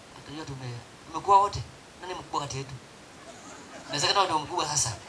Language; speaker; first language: Swahili; non-native, local second language; Masai